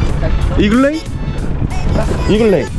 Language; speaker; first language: Korean; native; Korean